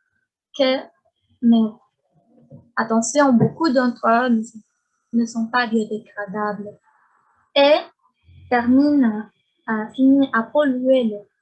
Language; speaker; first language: French; non-native, learner; Spanish